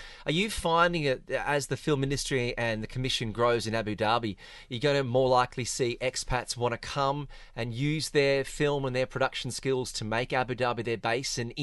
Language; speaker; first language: English; native; English